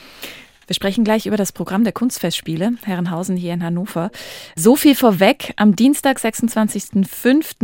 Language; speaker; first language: German; native; German